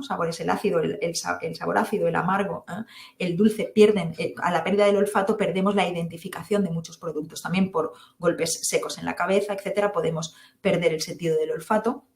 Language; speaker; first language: Spanish; native; Spanish